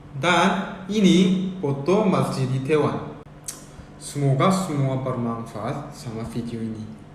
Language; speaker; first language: Indonesian; early bilingual, other home language; Korean